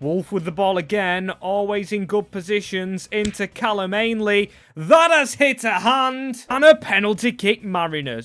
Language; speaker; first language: English; native; English